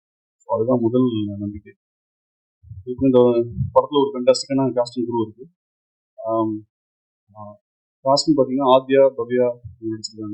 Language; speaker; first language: Tamil; native; Tamil